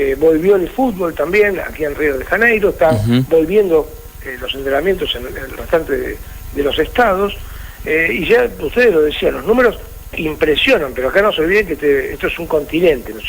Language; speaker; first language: Spanish; native; Spanish